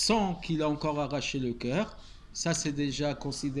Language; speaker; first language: French; native; French